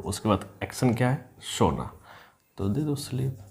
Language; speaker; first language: Hindi; native; Hindi